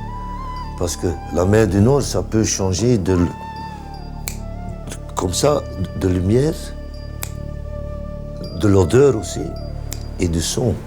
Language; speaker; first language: French; non-native, local second language; Dutch